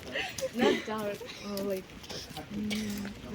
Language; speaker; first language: English; non-native, learner; Russian